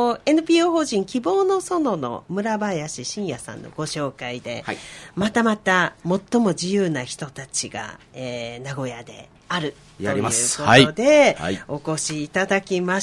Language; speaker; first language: Japanese; native; Japanese